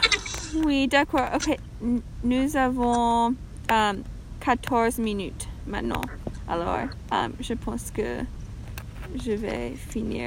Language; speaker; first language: French; non-native, learner; English